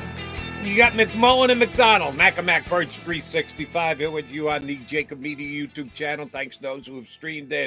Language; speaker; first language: English; native; English